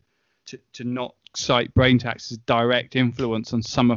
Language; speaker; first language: English; native; English